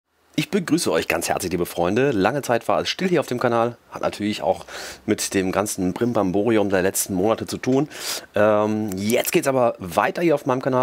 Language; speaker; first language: German; native; German